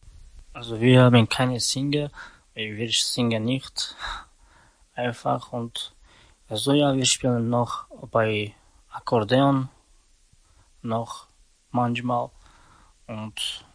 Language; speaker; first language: German; non-native, learner; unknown